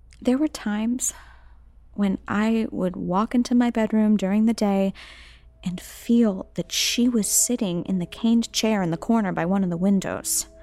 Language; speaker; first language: English; native; English